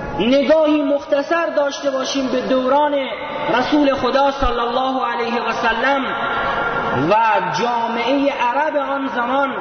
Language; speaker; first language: Persian; native; Persian